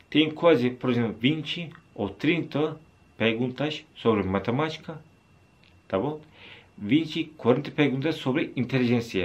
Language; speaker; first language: Portuguese; non-native, learner; Turkish